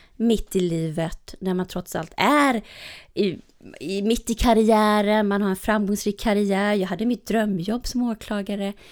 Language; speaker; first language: Swedish; native; Swedish